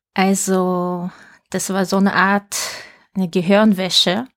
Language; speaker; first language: German; non-native, fluent; Japanese